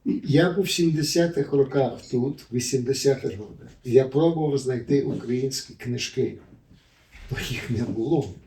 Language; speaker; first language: Ukrainian; early bilingual, heritage; Ukrainian